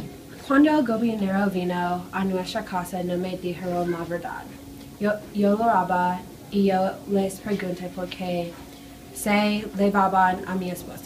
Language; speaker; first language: Spanish; non-native, learner; English